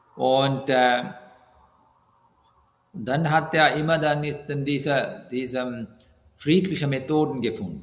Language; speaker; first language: German; non-native, learner; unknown